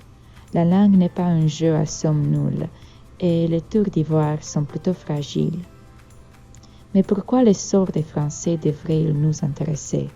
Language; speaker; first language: French; non-native, fluent; Romanian